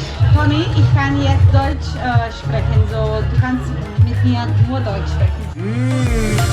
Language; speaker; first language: German; non-native, learner; Portuguese